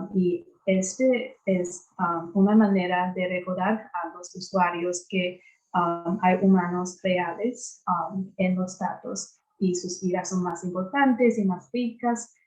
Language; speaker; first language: Spanish; non-native, fluent; English